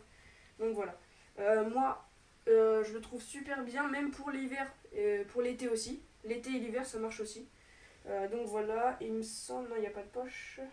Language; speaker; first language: French; native; French